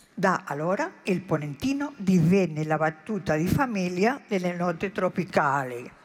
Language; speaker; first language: Italian; non-native, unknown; Spanish